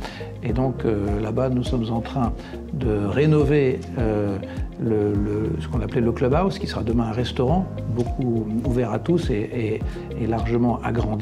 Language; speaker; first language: French; native; French